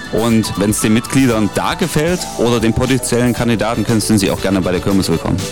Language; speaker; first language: German; native; German